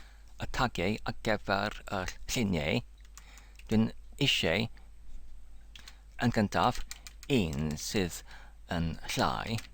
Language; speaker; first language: Welsh; non-native, learner; English